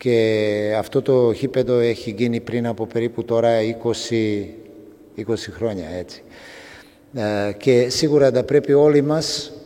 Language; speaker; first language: Greek; non-native, fluent; Serbian